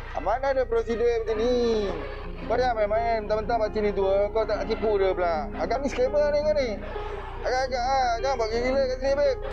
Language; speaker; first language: Malay; native; Malay